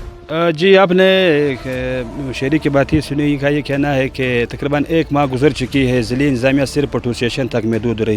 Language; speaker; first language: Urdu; non-native, local second language; Pashto